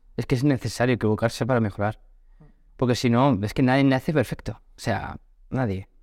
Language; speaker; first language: Spanish; early bilingual, other home language; Portuguese